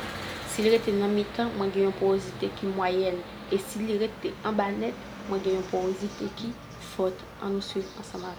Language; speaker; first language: French; non-native, local second language; Haitian Creole